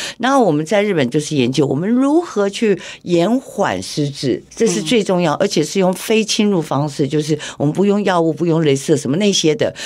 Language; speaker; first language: Chinese; native; Chinese